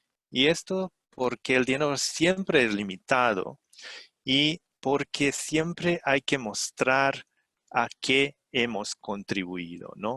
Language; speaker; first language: Spanish; non-native, fluent; Romanian